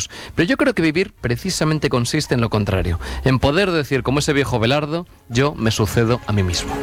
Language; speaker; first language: Spanish; native; Spanish